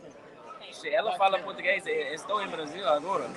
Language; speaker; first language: Portuguese; non-native, learner; English